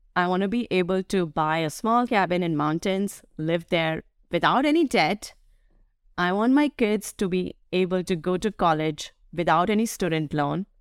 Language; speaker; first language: English; non-native, local second language; Hindi